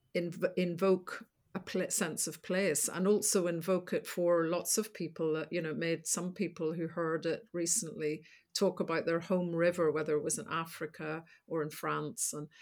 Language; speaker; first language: English; native; English